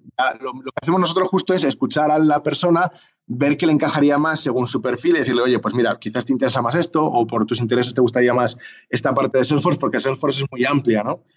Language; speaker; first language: Spanish; native; Spanish